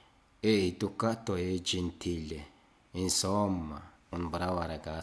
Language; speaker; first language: Italian; non-native, learner; Mongolian